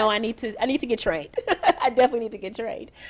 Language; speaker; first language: English; native; English